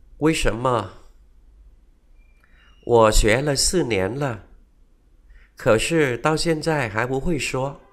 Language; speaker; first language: Chinese; non-native, fluent; Vietnamese